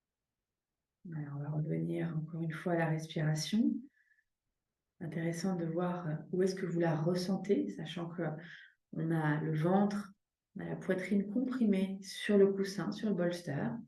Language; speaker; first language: French; native; French